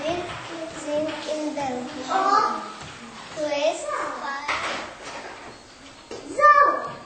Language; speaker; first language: German; non-native, learner; Croatian